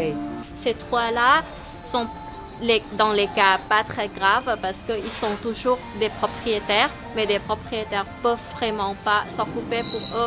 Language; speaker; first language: French; non-native, learner; Thai